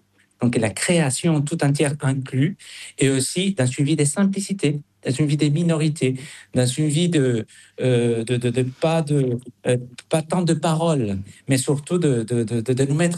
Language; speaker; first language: French; non-native, fluent; Spanish